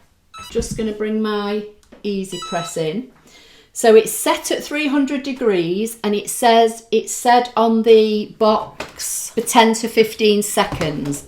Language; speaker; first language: English; native; English